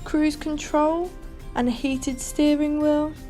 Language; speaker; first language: English; native; English